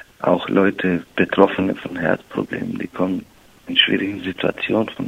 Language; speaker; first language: German; non-native, learner; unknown